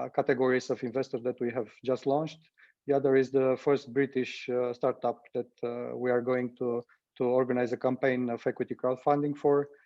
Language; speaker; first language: English; non-native, fluent; Romanian